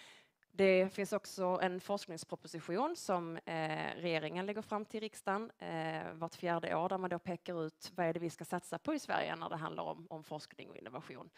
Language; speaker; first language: Swedish; native; Swedish